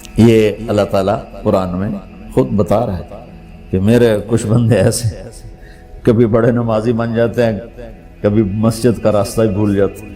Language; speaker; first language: Urdu; non-native, local second language; Punjabi